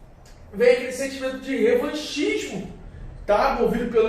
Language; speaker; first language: Portuguese; native; Portuguese